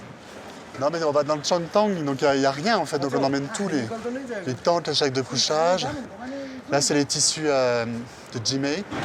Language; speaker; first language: French; native; French